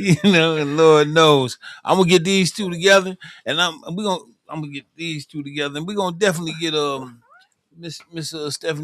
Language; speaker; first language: English; native; English